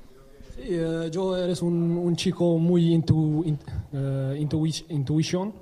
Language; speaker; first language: Spanish; non-native, learner; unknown